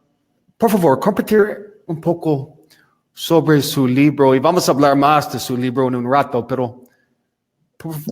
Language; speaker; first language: Spanish; non-native, learner; English